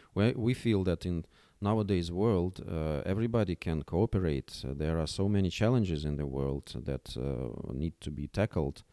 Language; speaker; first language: English; non-native, fluent; Russian